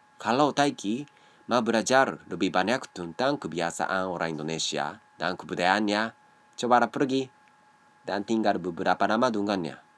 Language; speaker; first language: Indonesian; non-native, learner; Japanese